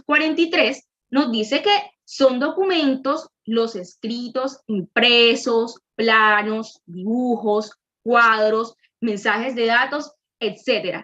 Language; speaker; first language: Spanish; native; Spanish